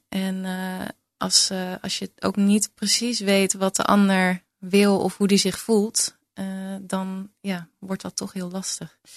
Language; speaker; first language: Dutch; native; Dutch